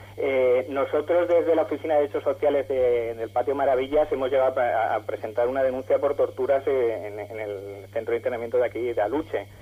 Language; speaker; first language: Spanish; native; Spanish